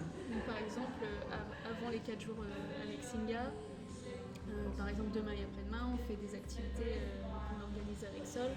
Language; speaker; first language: French; native; French